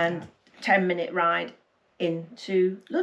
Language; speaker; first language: English; native; English